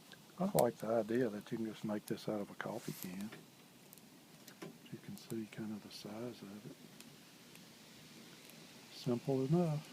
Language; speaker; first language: English; native; English